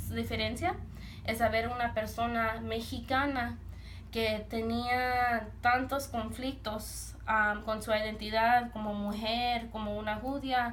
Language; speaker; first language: Spanish; early bilingual, heritage; Spanish